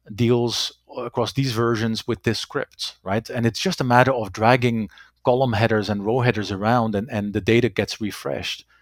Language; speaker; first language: English; non-native, fluent; Dutch